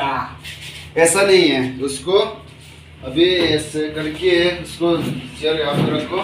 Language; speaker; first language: Hindi; non-native, local second language; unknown